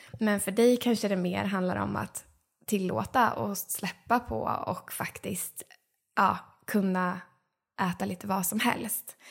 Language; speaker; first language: Swedish; native; Swedish